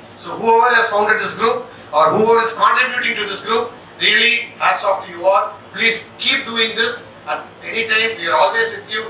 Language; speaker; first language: English; non-native, local second language; Tamil